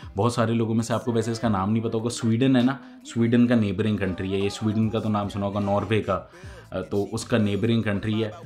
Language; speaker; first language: Urdu; native; Urdu